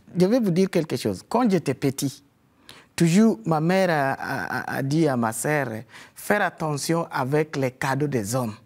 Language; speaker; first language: French; non-native, fluent; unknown